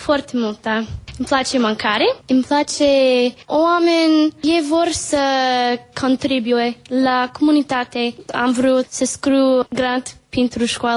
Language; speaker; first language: Romanian; non-native, learner; English